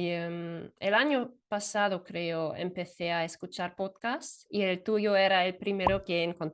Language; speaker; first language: Spanish; non-native, fluent; German